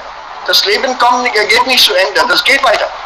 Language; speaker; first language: German; non-native, fluent; Hindi